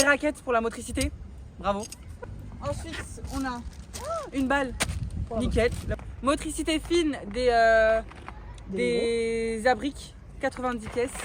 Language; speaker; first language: French; native; French